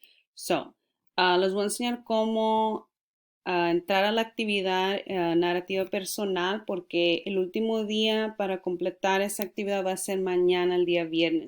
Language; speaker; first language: Spanish; early bilingual, heritage; Spanish